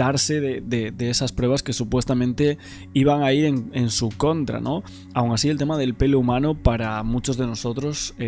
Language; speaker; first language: Spanish; native; Spanish